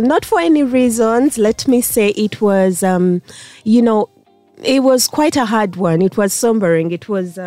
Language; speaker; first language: English; non-native, local second language; Ganda